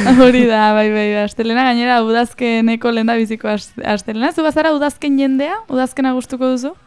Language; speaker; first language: Basque; native; Basque